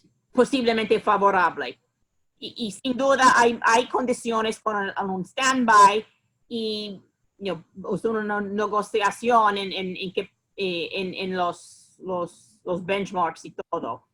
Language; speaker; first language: Spanish; non-native, fluent; English